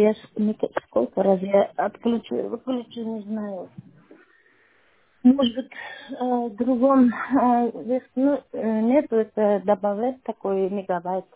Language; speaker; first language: Russian; non-native, learner; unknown